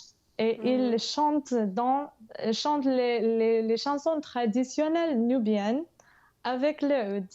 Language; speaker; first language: French; non-native, fluent; English